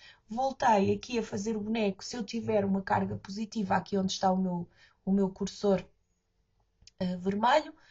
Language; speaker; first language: Portuguese; native; Portuguese